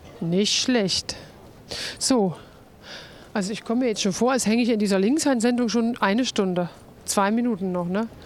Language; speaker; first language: German; native; German